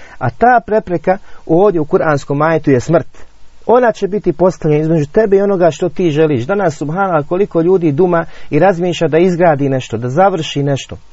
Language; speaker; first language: Bosnian; native; Bosnian